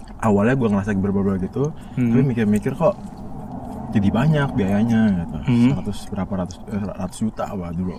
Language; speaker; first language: Indonesian; native; Indonesian